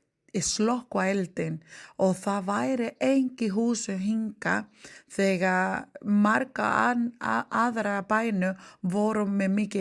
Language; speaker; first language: Icelandic; non-native, learner; Spanish